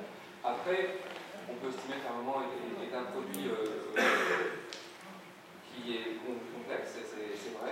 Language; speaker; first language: French; native; French